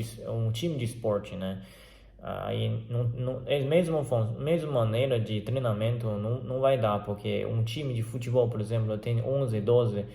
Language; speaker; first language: Portuguese; non-native, learner; Chinese